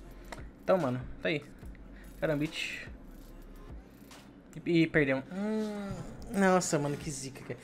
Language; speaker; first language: Portuguese; native; Portuguese